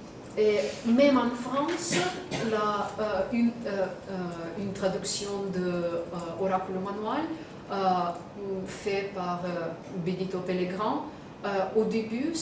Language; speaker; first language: French; non-native, fluent; Russian